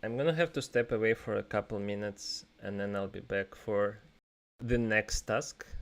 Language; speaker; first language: English; non-native, fluent; Russian